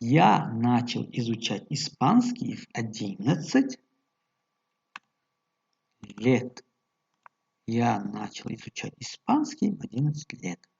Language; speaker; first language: Russian; non-native, local second language; Tajik